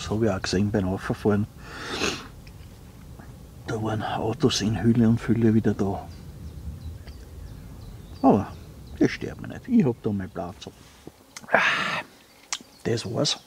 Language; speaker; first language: German; native; German